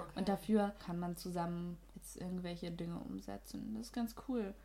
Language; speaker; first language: German; native; German